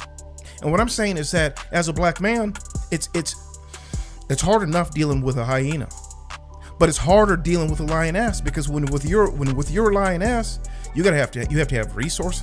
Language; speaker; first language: English; native; English